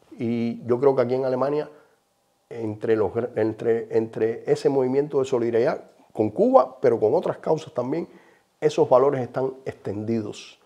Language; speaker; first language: Spanish; native; Spanish